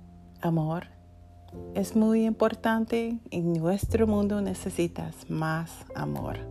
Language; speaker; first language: Spanish; non-native, learner; English